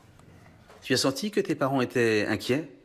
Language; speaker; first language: French; native; French